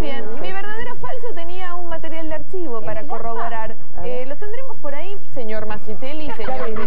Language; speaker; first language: Spanish; native; Spanish